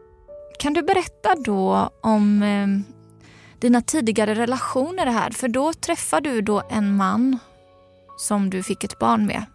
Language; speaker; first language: Swedish; native; Swedish